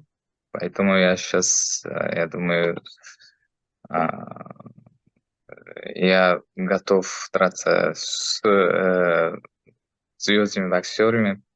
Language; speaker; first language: Russian; non-native, fluent; Uzbek